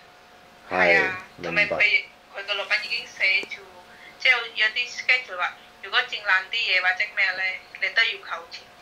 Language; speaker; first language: Cantonese; non-native, fluent; Indonesian